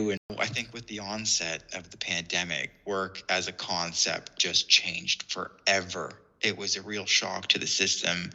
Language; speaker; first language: English; native; English